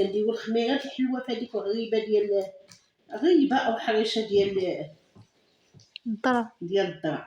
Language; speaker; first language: Arabic; native; Arabic